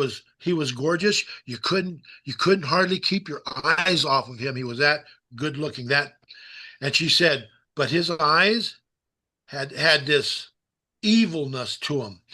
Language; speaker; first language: English; native; English